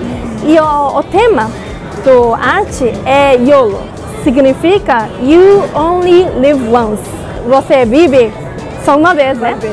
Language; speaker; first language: Portuguese; non-native, learner; Japanese